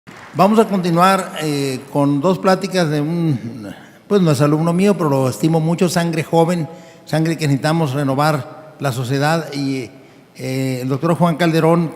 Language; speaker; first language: Spanish; native; Spanish